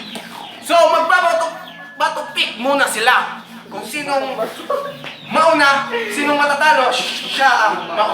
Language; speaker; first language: Filipino; non-native, local second language; Cebuano